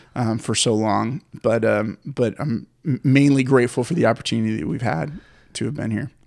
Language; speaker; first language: English; native; English